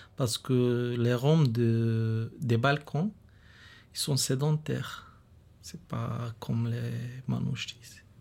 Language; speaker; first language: French; non-native, fluent; Bulgarian